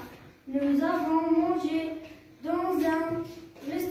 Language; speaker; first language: French; non-native, learner; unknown